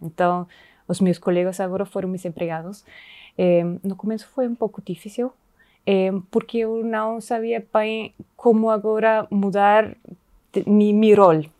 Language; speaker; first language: Portuguese; non-native, fluent; German